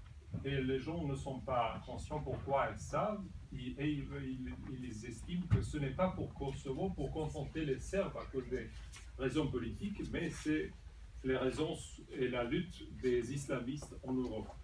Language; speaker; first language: French; non-native, fluent; Serbian